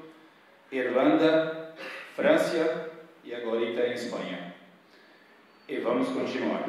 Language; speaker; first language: Spanish; non-native, fluent; Portuguese